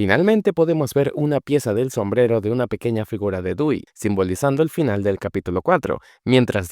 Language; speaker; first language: Spanish; native; Spanish